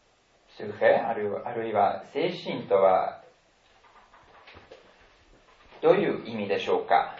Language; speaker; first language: Japanese; non-native, fluent; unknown